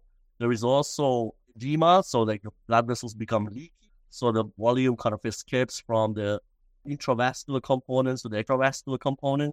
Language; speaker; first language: English; non-native, local second language; Sinhala